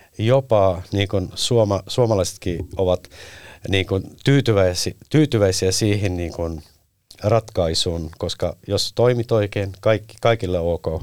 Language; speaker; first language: Finnish; non-native, fluent; Turkish